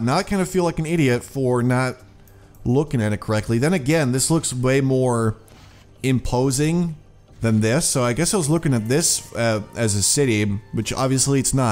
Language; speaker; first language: English; native; English